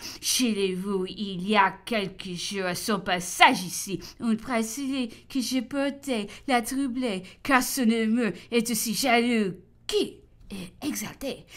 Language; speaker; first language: French; non-native, fluent; English